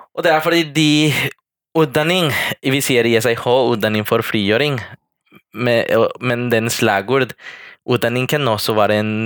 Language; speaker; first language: Norwegian; non-native, fluent; Spanish